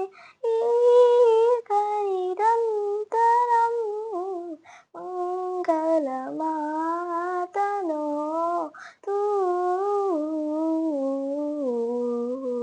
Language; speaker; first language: Telugu; early bilingual, heritage; Telugu